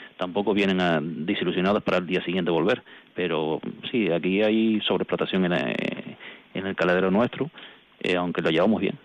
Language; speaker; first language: Spanish; native; Spanish